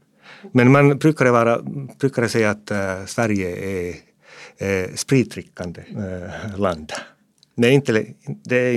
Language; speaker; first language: Swedish; non-native, fluent; Finnish